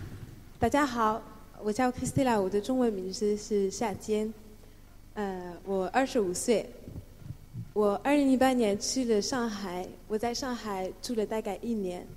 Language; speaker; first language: Chinese; non-native, fluent; French